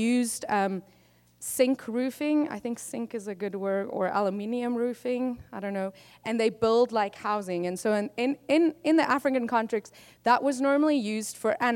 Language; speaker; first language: English; non-native, local second language; Afrikaans